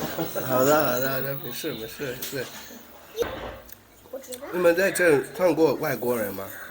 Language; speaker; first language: Chinese; non-native, learner; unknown